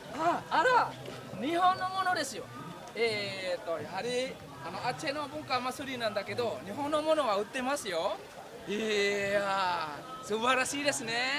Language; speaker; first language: Japanese; non-native, learner; Indonesian